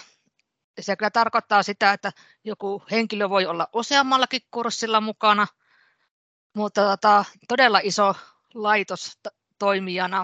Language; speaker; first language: Finnish; native; Finnish